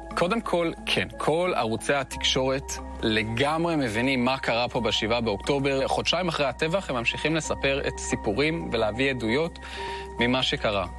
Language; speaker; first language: Hebrew; native; Hebrew